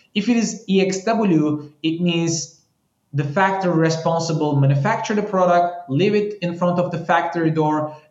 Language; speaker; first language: English; non-native, fluent; Turkish